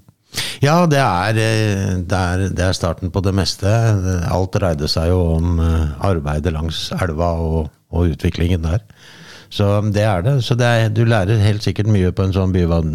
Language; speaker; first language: Norwegian; native; Norwegian